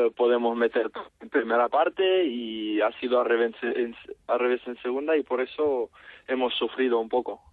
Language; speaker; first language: Spanish; non-native, learner; Russian